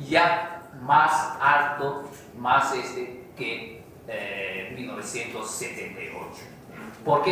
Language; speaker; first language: Spanish; non-native, fluent; Chinese